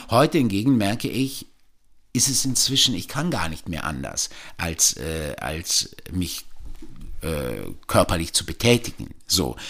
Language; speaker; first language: German; non-native, fluent; Italian